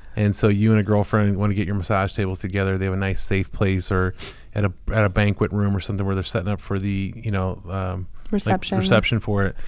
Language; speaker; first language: English; native; English